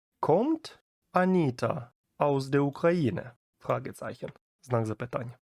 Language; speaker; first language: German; non-native, fluent; Ukrainian